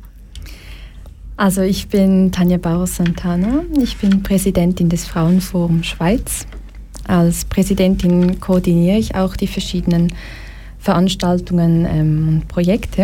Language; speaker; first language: German; early bilingual, other home language; Portuguese